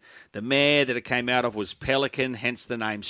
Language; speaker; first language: English; native; English